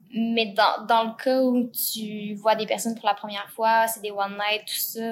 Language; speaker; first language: French; native; French